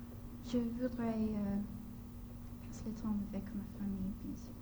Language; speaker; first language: French; non-native, learner; English